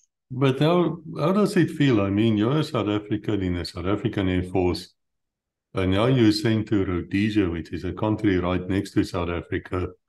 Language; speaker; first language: English; non-native, local second language; Afrikaans